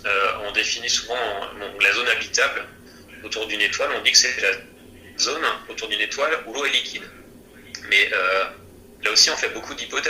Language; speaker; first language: French; native; French